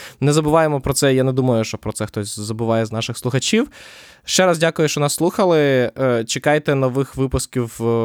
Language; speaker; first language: Ukrainian; native; Ukrainian